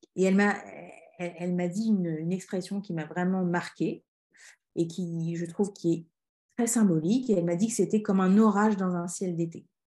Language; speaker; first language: French; native; French